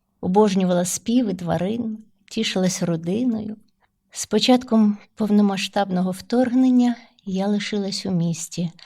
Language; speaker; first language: Ukrainian; non-native, local second language; Russian